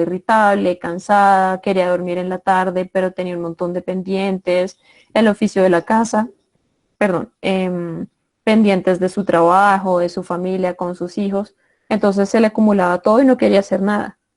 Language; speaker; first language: Spanish; native; Spanish